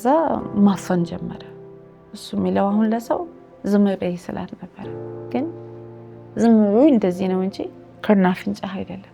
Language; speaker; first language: Amharic; early bilingual, heritage; Amharic